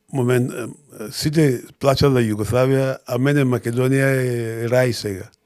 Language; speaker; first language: Macedonian; non-native, fluent; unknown